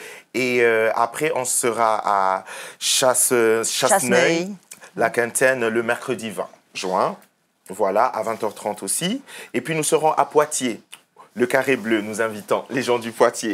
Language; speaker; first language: French; native; French